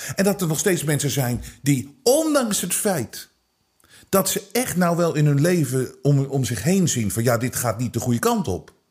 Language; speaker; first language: Dutch; native; Dutch